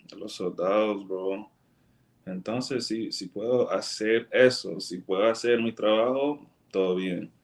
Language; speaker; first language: Spanish; non-native, learner; English